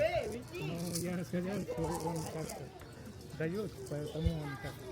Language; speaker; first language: Russian; non-native, learner; Hindi